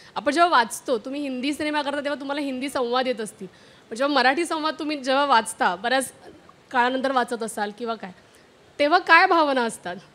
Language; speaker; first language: Marathi; native; Marathi